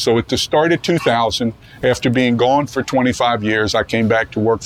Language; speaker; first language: English; native; English